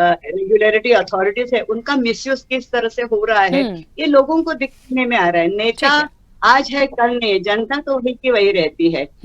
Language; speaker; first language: Hindi; non-native, local second language; Marathi